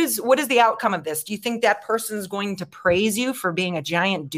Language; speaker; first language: English; native; English